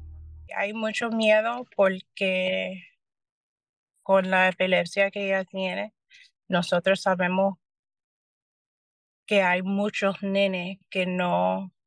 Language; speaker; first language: Spanish; early bilingual, heritage; Spanish